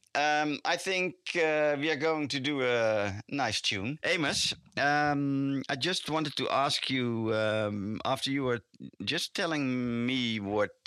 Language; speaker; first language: English; non-native, fluent; Dutch